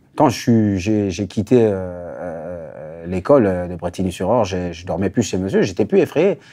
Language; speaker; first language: French; native; French